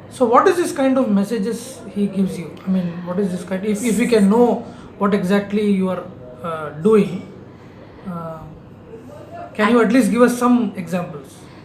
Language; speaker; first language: English; non-native, local second language; Tamil